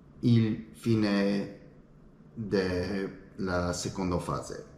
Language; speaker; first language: Italian; non-native, learner; English